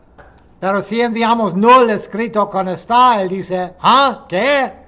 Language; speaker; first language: Spanish; non-native, fluent; English